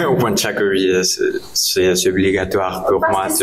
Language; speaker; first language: French; non-native, learner; Spanish